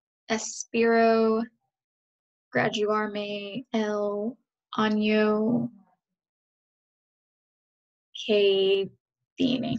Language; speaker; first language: Spanish; non-native, learner; English